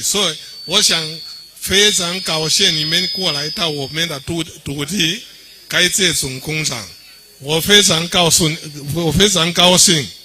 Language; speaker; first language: Chinese; non-native, fluent; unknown